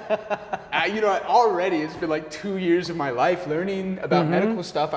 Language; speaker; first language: English; native; English